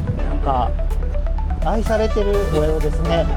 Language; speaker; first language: Japanese; native; Japanese